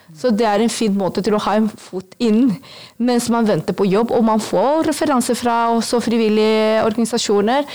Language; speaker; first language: Norwegian; non-native, fluent; Spanish